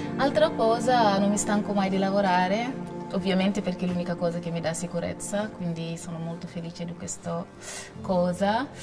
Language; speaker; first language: Italian; non-native, fluent; Wolof